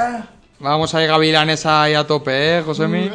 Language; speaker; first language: Spanish; native; Spanish